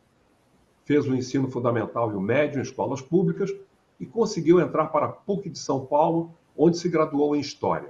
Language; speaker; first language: Portuguese; native; Portuguese